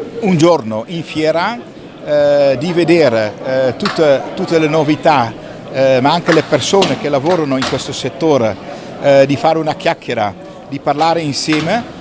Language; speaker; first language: Italian; non-native, fluent; Dutch